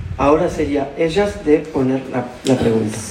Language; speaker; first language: Spanish; non-native, learner; Italian